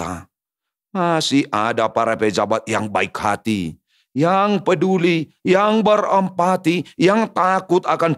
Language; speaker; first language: Indonesian; native; Indonesian